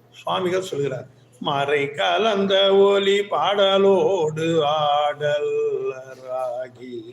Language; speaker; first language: Tamil; native; Tamil